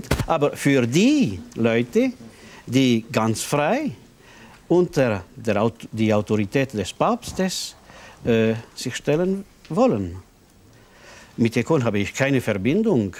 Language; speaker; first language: German; non-native, local second language; French